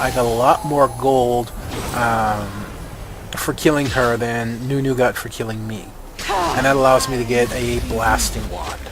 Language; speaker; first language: English; native; English